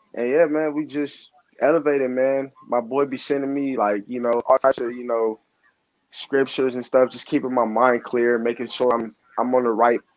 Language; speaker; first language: English; native; English